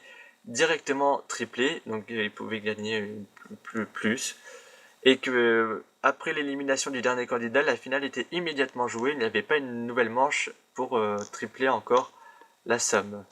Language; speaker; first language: French; native; French